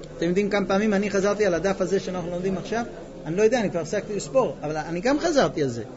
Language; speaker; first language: Hebrew; non-native, fluent; English